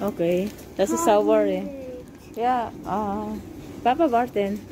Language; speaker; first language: German; non-native, learner; Filipino